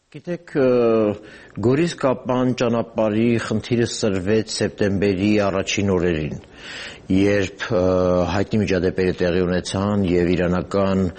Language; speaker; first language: Armenian; native; Armenian